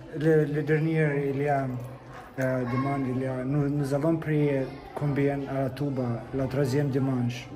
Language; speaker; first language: French; non-native, learner; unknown